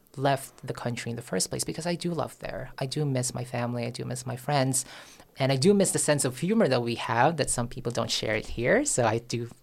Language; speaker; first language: English; non-native, local second language; Filipino